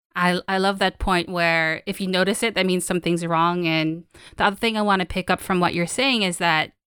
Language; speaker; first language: English; non-native, local second language; Filipino